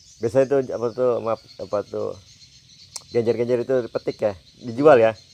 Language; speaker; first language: Indonesian; native; Indonesian